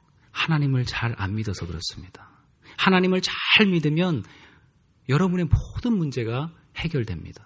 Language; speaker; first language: Korean; native; Korean